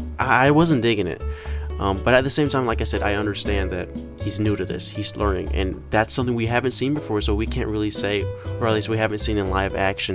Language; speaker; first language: English; native; English